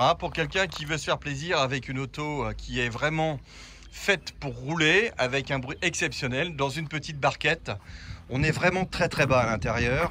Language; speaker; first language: French; native; French